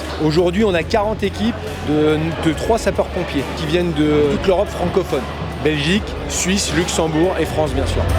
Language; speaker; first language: French; native; French